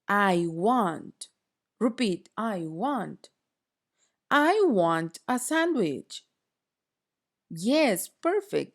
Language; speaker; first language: English; non-native, fluent; Spanish